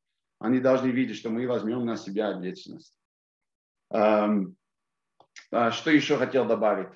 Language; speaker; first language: Russian; non-native, fluent; English